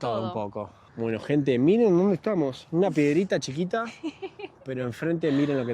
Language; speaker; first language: Spanish; native; Spanish